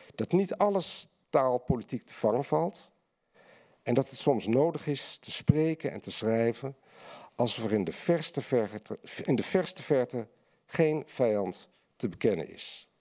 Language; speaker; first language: Dutch; native; Dutch